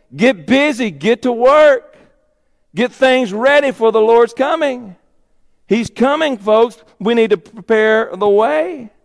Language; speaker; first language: English; native; English